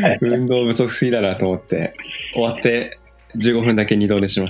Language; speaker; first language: Japanese; native; Japanese